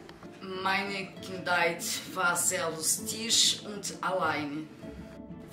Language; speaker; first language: German; non-native, learner; Portuguese